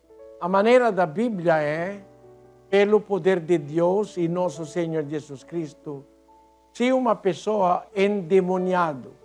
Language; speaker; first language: Portuguese; non-native, learner; Filipino